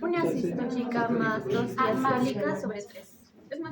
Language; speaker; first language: Spanish; native; Spanish